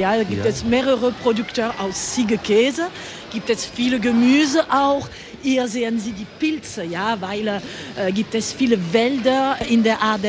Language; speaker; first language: German; non-native, fluent; French